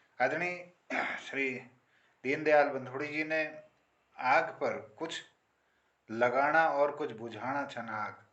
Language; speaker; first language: Hindi; non-native, local second language; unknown